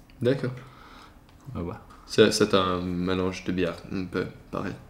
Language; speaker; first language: French; non-native, learner; Swedish